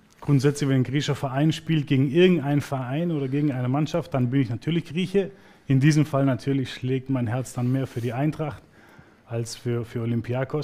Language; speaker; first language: German; early bilingual, other home language; Greek